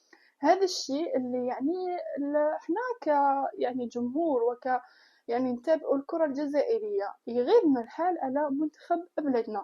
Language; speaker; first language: Arabic; native; Arabic